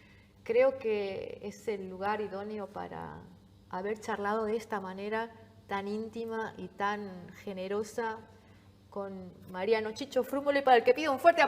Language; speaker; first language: Spanish; native; Spanish